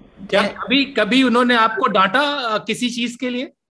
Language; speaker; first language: Hindi; native; Hindi